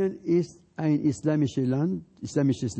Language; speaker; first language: German; non-native, fluent; Arabic